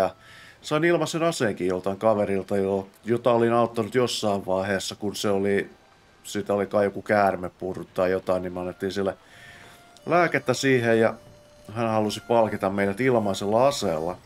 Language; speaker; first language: Finnish; native; Finnish